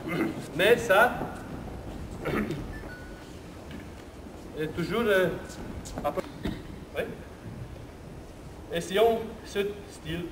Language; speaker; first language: French; non-native, learner; Romanian